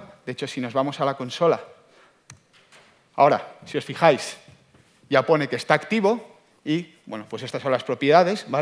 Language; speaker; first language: Spanish; native; Spanish